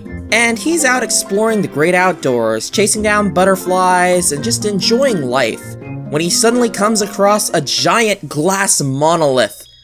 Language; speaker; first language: English; native; English